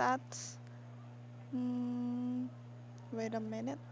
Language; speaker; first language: English; non-native, learner; Korean